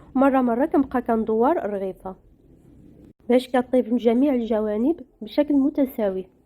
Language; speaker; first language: Arabic; native; Arabic